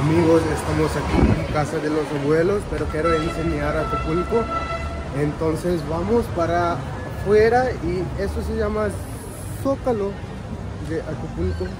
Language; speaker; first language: Spanish; non-native, learner; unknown